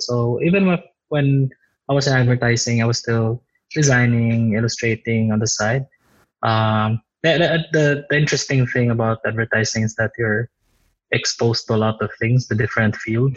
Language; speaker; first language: English; non-native, local second language; Waray